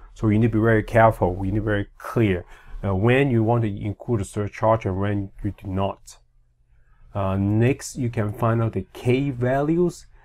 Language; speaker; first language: English; non-native, fluent; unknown